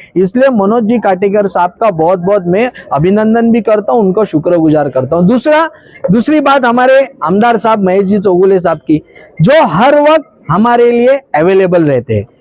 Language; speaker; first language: Hindi; non-native, local second language; Marathi